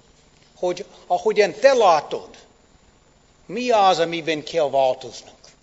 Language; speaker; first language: Hungarian; non-native, fluent; English